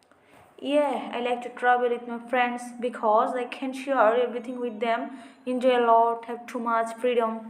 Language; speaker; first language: English; non-native, fluent; Bangla